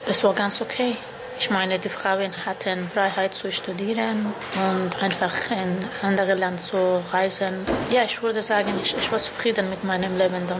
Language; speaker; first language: German; non-native, learner; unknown